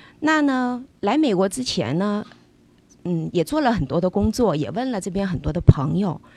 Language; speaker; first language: Chinese; native; Chinese